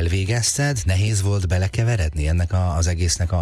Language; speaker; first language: Hungarian; native; Hungarian